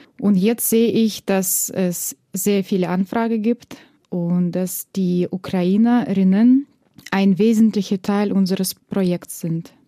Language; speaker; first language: German; non-native, fluent; Russian